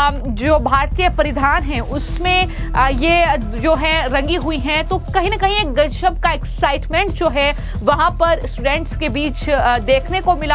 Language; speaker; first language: Hindi; native; Hindi